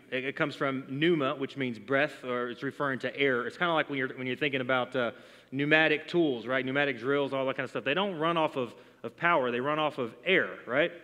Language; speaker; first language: English; native; English